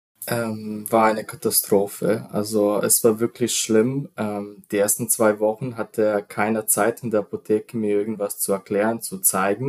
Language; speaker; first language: German; non-native, fluent; Serbian